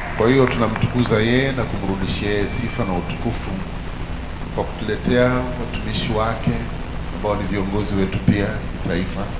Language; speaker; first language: Swahili; native; Swahili